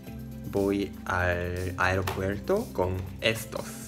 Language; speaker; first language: Spanish; non-native, learner; Japanese